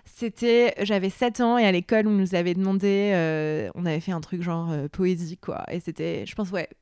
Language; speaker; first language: French; non-native, local second language; Arabic